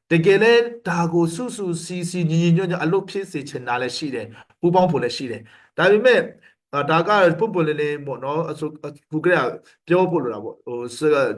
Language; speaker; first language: Burmese; non-native, local second language; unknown